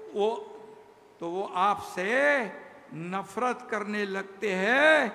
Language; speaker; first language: Hindi; non-native, local second language; Marathi